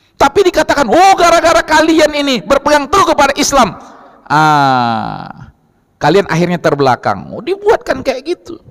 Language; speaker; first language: Indonesian; non-native, local second language; Minangkabau